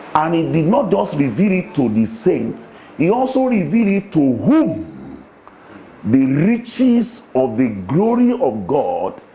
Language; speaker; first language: English; non-native, local second language; Yoruba